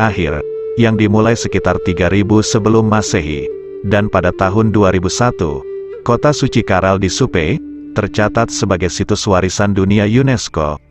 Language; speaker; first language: Indonesian; native; Indonesian